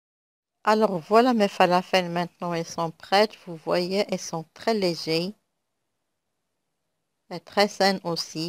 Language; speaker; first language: French; non-native, local second language; Arabic